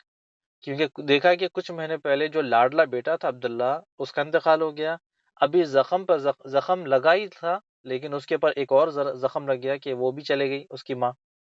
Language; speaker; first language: Urdu; native; Urdu